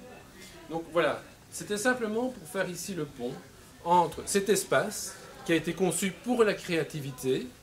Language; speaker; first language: French; native; French